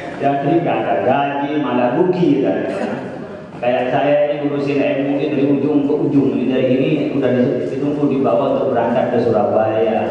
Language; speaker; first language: Indonesian; non-native, local second language; Madurese